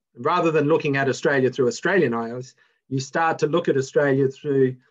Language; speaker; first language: English; native; English